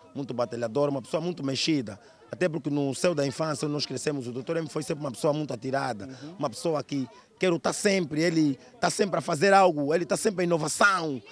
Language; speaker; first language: Portuguese; non-native, local second language; Kongo